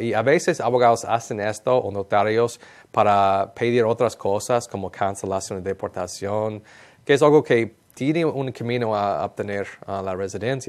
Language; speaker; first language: Spanish; non-native, fluent; English